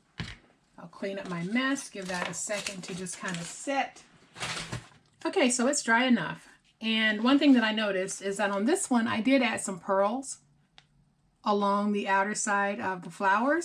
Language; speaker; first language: English; native; English